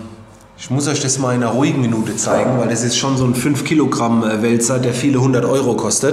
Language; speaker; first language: German; native; German